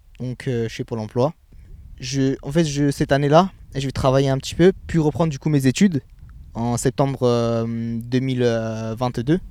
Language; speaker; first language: French; early bilingual, other home language; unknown